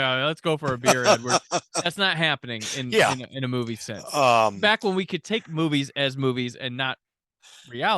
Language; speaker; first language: English; native; English